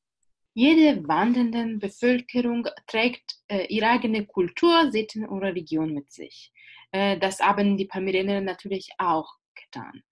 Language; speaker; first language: German; non-native, fluent; Italian